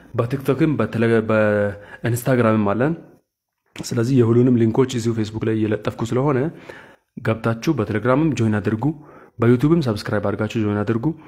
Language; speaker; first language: Amharic; non-native, local second language; Hadiyya